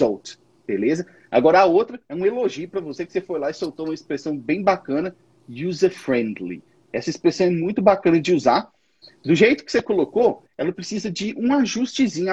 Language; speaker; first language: Portuguese; native; Portuguese